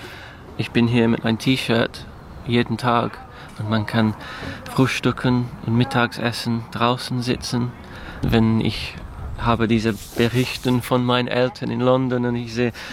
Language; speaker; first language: German; non-native, learner; English